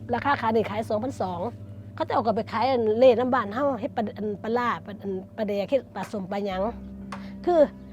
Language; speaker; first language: Thai; native; Thai